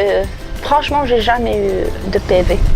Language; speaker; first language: French; non-native, local second language; Arabic